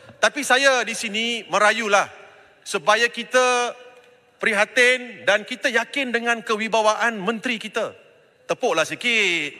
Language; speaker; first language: Malay; non-native, local second language; Tamil